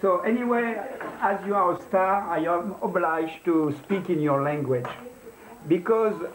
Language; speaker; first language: English; non-native, learner; French